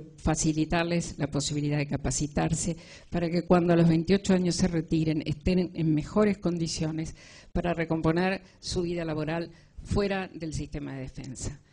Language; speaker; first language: Spanish; native; Spanish